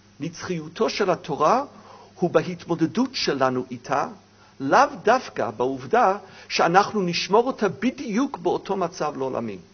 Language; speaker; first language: Hebrew; non-native, fluent; English